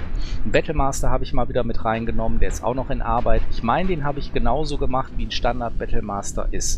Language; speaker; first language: German; native; German